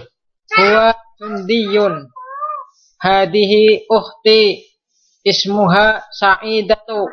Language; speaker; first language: Arabic; non-native, learner; Indonesian